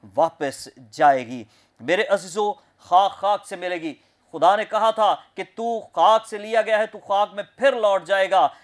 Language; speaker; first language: Urdu; non-native, local second language; Punjabi